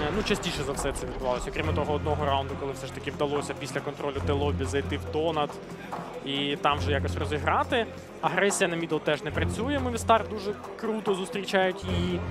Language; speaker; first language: Ukrainian; non-native, local second language; Russian